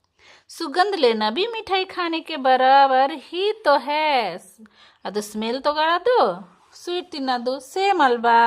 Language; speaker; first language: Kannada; non-native, local second language; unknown